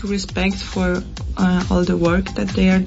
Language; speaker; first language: English; non-native, fluent; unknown